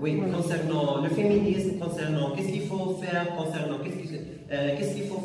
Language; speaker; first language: French; non-native, learner; Arabic